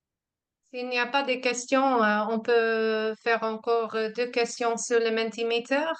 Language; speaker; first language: French; non-native, fluent; English